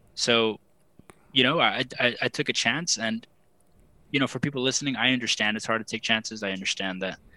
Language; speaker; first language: English; native; English